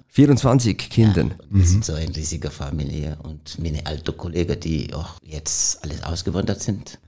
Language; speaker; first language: German; non-native, fluent; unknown